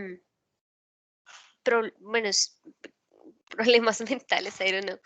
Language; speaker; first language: English; non-native, learner; Spanish